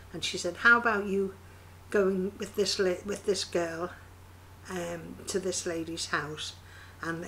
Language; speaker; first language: English; native; English